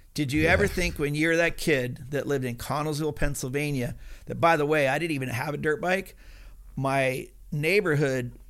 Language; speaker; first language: English; native; English